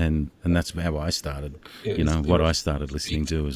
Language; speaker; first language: English; native; English